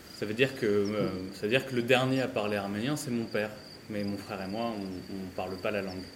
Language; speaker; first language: French; native; French